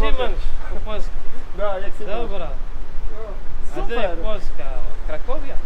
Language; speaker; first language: Polish; non-native, learner; Ukrainian